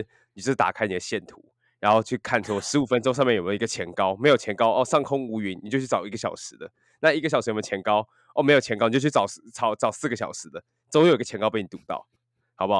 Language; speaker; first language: Chinese; native; Chinese